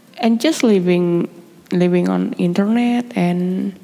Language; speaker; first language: English; non-native, learner; Indonesian